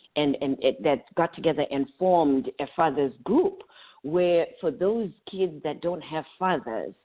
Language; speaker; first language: English; non-native, local second language; North Ndebele